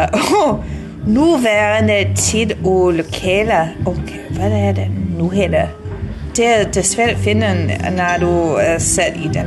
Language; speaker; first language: Danish; non-native, learner; English